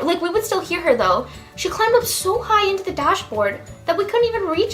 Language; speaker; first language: English; native; English